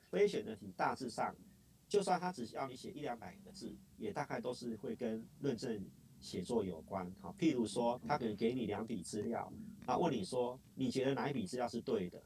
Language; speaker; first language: Chinese; native; Chinese